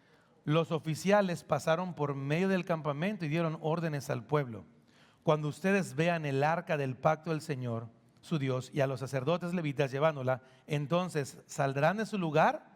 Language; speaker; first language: Spanish; native; Spanish